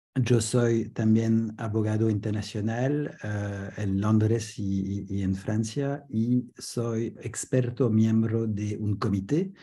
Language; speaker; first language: Spanish; non-native, learner; French